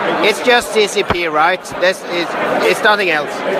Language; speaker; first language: English; non-native, fluent; Norwegian